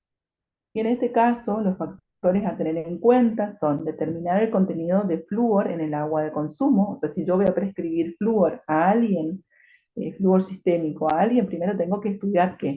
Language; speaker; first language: Spanish; native; Spanish